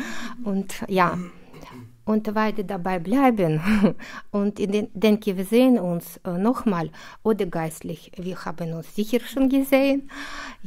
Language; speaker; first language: German; non-native, fluent; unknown